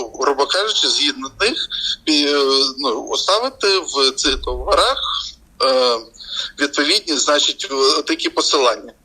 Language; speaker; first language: Ukrainian; non-native, local second language; Russian